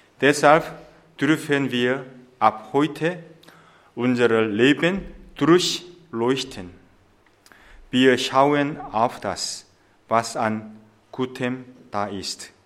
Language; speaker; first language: German; non-native, fluent; Korean